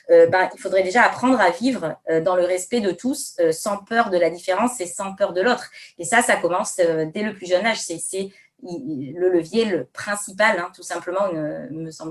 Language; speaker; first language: French; native; French